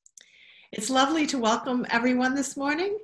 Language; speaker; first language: English; native; English